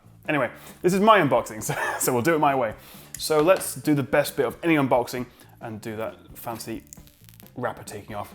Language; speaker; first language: English; native; English